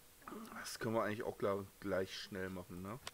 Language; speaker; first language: German; native; German